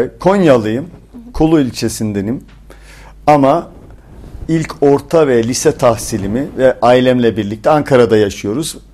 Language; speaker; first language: Turkish; native; Turkish